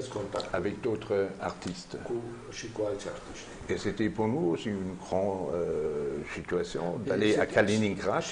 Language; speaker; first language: French; non-native, learner; German